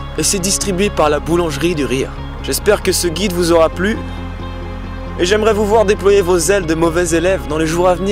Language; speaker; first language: French; native; French